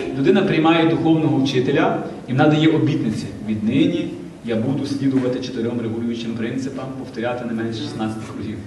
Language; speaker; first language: Ukrainian; non-native, local second language; Russian